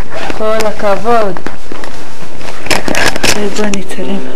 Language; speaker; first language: Hebrew; native; Hebrew